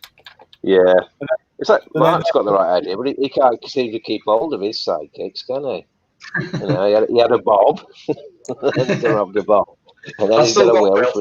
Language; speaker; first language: English; native; English